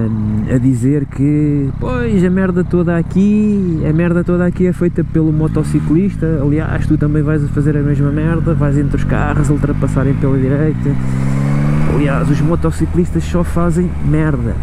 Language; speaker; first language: Portuguese; native; Portuguese